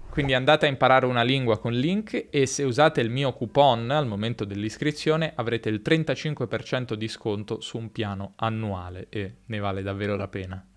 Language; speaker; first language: Italian; native; Italian